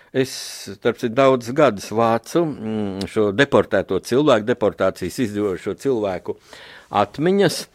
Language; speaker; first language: Latvian; native; Latvian